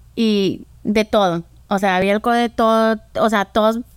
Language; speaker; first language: Spanish; early bilingual, heritage; Spanish